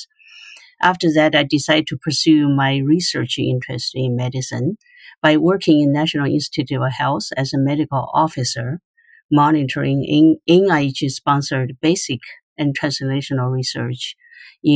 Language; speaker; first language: English; non-native, fluent; Chinese